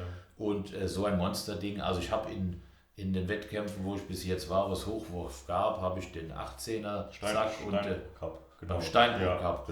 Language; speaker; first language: German; native; German